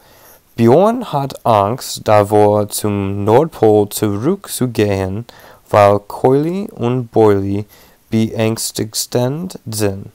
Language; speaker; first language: German; non-native, learner; English